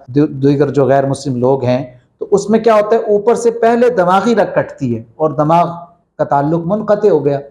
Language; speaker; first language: Urdu; native; Urdu